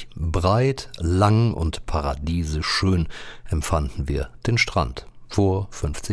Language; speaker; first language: German; native; German